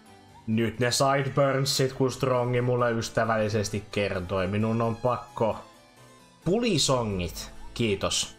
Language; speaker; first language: Finnish; native; Finnish